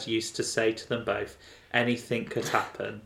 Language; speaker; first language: English; native; English